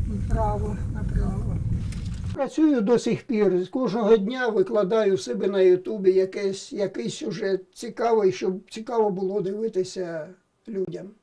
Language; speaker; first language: Ukrainian; native; Ukrainian